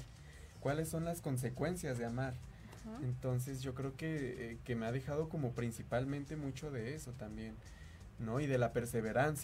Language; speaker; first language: Spanish; native; Spanish